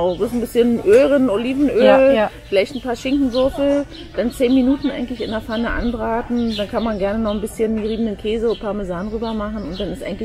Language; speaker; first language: German; native; German